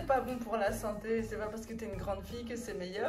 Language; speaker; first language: French; native; French